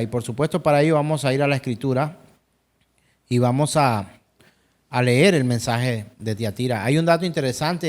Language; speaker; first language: Spanish; native; Spanish